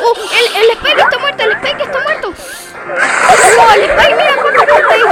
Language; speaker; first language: Spanish; native; Spanish